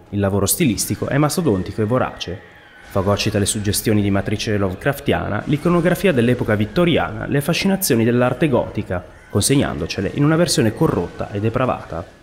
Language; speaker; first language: Italian; native; Italian